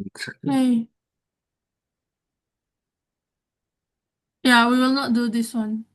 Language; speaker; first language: English; non-native, fluent; Indonesian